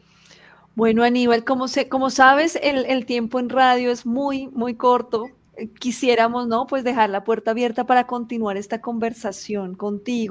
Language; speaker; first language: Spanish; native; Spanish